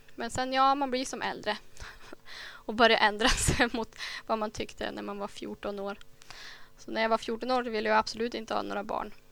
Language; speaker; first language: Swedish; native; Swedish